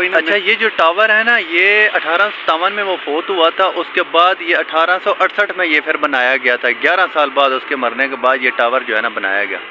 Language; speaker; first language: Urdu; non-native, local second language; Punjabi